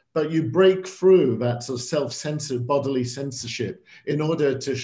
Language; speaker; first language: English; native; English